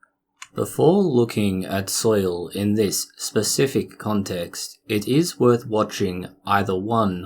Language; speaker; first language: English; native; English